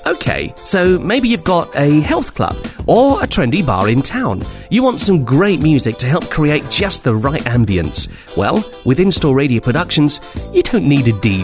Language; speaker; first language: English; native; English